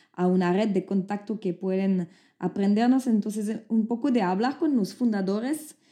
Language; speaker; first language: Spanish; non-native, fluent; French